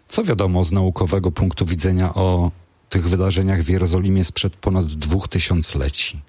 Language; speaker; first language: Polish; native; Polish